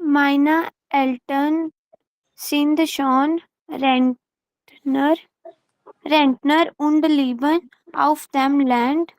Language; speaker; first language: German; non-native, learner; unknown